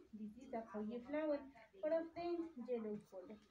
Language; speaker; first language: English; non-native, learner; Spanish